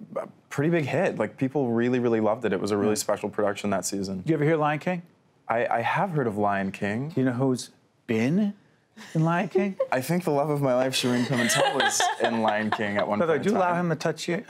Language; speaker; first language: English; native; English